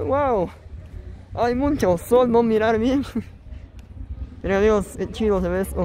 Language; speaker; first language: Spanish; native; Spanish